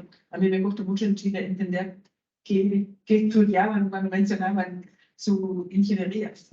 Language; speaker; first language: Spanish; non-native, fluent; German